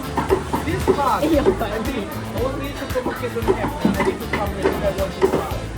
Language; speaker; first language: English; non-native, learner; Thai